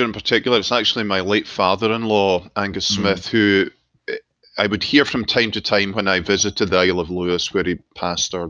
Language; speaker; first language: English; native; English